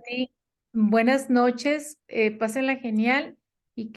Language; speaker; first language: Spanish; native; Spanish